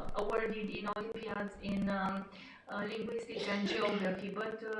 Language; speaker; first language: English; non-native, fluent; Romanian